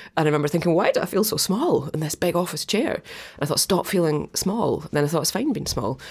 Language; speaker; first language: English; native; English